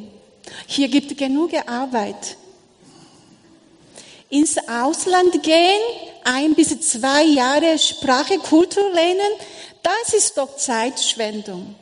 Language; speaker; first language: German; non-native, learner; Korean